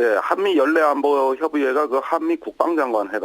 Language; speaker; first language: Korean; native; Korean